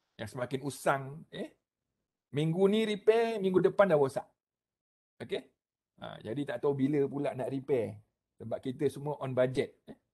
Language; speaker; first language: Malay; native; Malay